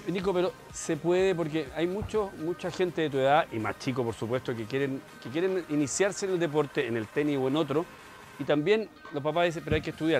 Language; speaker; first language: Spanish; native; Spanish